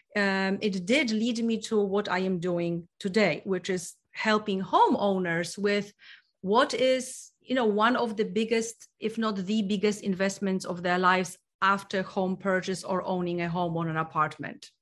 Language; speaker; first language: English; non-native, fluent; Polish